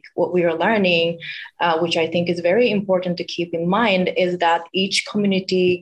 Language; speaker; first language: English; non-native, fluent; Japanese